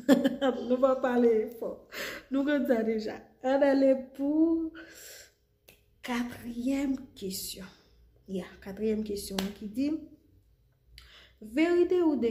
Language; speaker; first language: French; non-native, learner; Haitian Creole